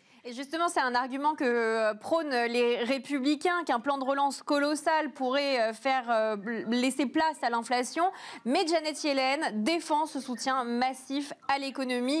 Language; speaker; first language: French; native; French